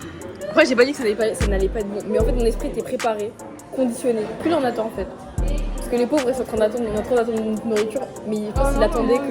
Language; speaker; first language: French; native; French